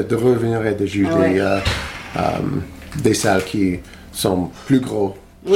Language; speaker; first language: French; non-native, learner; English